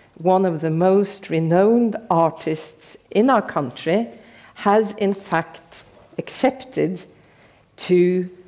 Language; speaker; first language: English; non-native, fluent; Norwegian